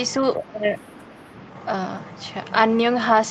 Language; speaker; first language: Korean; non-native, learner; Bangla